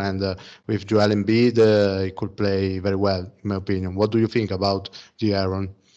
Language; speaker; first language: English; non-native, learner; Italian